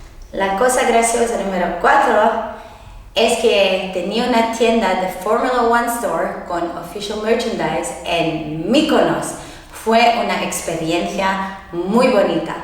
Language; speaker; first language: Spanish; non-native, learner; French